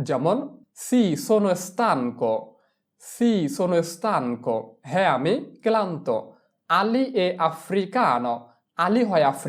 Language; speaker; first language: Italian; non-native, fluent; Bangla